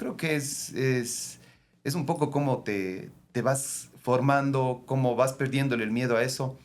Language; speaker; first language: Spanish; native; Spanish